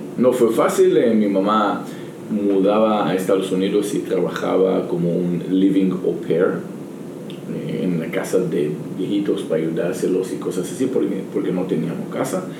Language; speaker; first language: Spanish; non-native, learner; Hebrew